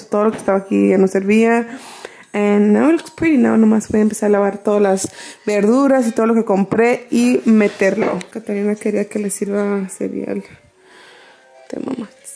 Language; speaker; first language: Spanish; early bilingual, heritage; Spanish